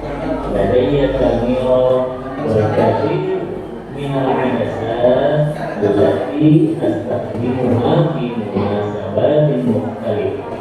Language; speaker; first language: Arabic; non-native, learner; Indonesian